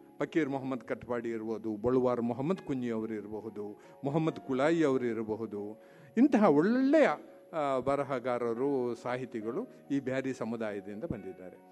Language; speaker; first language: Kannada; non-native, local second language; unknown